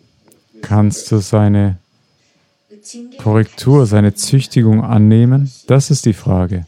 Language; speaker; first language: German; non-native, fluent; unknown